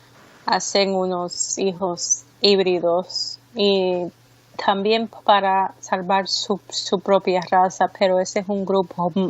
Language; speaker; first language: Spanish; early bilingual, heritage; Spanish